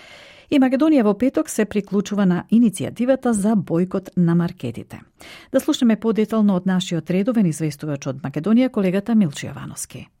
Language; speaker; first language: Macedonian; native; Macedonian